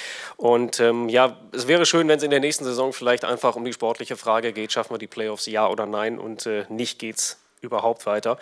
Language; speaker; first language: German; native; German